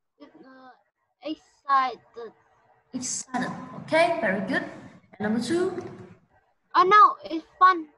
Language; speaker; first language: English; non-native, learner; Vietnamese